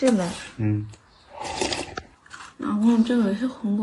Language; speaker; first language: Chinese; non-native, learner; Lao